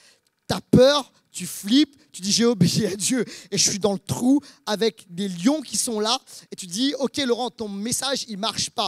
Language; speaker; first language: French; native; French